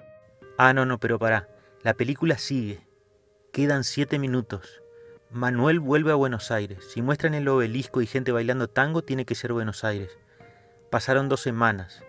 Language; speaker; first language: Spanish; native; Spanish